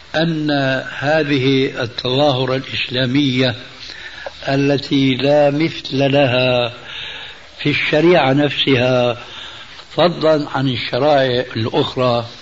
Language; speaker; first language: Arabic; early bilingual, other home language; Albanian